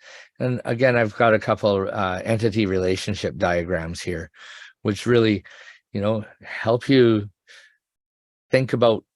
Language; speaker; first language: English; native; English